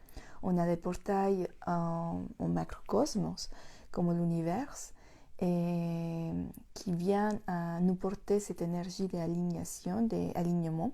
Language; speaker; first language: French; non-native, fluent; Spanish